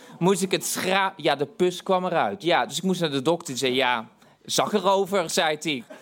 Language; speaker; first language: Dutch; native; Dutch